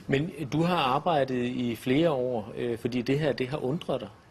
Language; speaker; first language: Danish; native; Danish